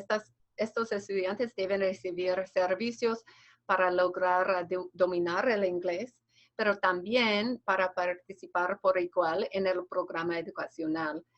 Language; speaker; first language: Spanish; non-native, fluent; English